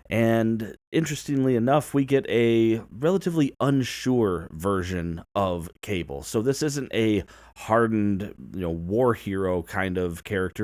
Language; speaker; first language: English; native; English